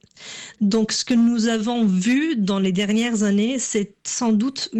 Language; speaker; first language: French; non-native, fluent; English